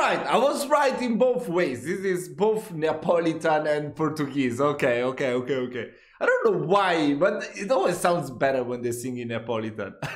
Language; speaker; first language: English; non-native, fluent; Italian